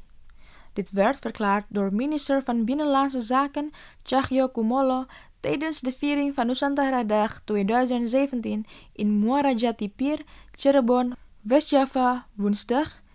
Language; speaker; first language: Dutch; non-native, fluent; Indonesian